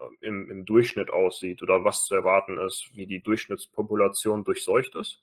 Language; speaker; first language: German; native; German